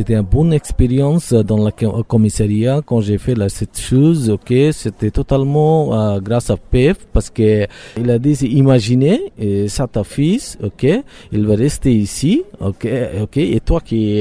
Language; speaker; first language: French; non-native, learner; Bangla